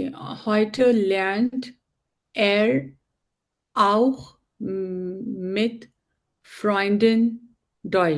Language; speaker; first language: German; non-native, learner; Urdu